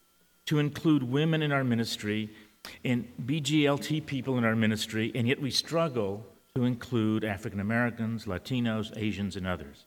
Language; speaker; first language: English; early bilingual, other home language; Spanish